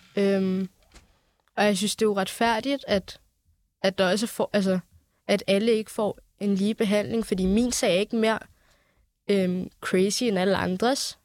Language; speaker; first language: Danish; early bilingual, other home language; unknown